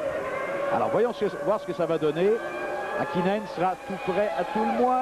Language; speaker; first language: French; native; French